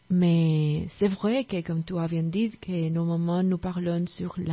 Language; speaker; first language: French; non-native, learner; Spanish